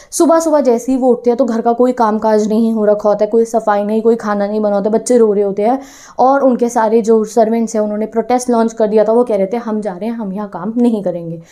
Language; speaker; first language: Hindi; non-native, local second language; Punjabi